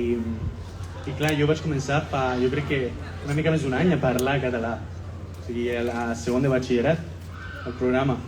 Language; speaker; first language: Catalan; non-native, fluent; Spanish